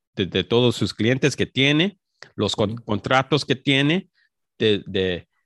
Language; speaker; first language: Spanish; early bilingual, heritage; Spanish